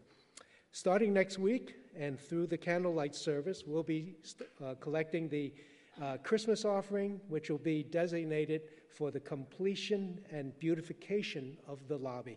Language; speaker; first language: English; early bilingual, other home language; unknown